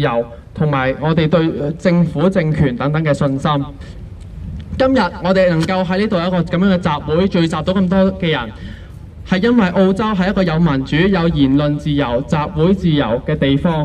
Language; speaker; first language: Cantonese; native; Cantonese